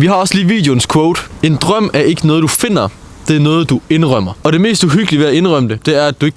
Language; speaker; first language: Danish; native; Danish